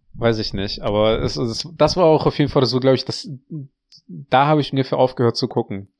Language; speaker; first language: German; early bilingual, other home language; Russian